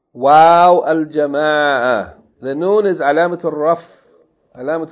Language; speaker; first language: Arabic; non-native, fluent; English